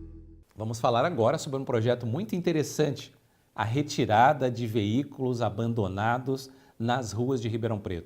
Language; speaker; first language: Portuguese; native; Portuguese